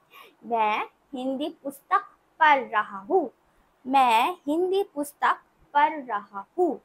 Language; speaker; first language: Hindi; non-native, local second language; Bangla